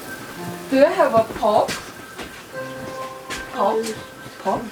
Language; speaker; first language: English; non-native, learner; Korean